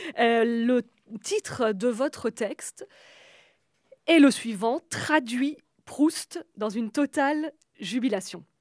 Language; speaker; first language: French; native; French